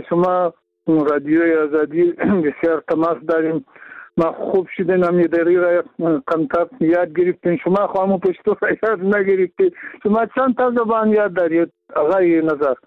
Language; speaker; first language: Persian; non-native, local second language; Pashto